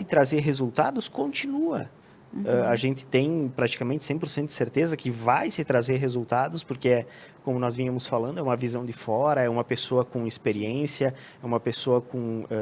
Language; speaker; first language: Portuguese; native; Portuguese